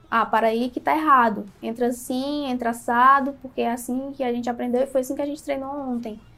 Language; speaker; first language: Portuguese; native; Portuguese